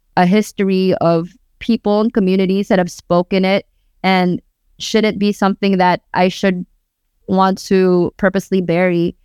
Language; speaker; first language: English; early bilingual, other home language; Waray